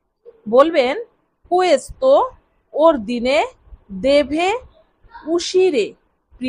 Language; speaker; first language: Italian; non-native, fluent; Bangla